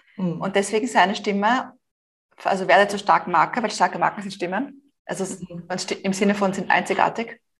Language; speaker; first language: German; native; German